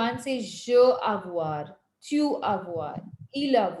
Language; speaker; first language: French; non-native, fluent; Hindi